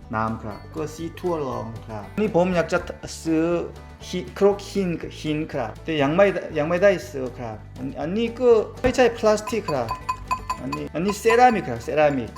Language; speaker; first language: Thai; non-native, learner; Korean